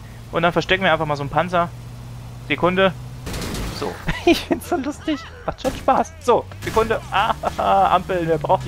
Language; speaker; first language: German; native; German